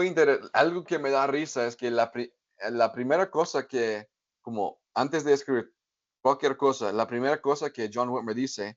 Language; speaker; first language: Spanish; non-native, fluent; English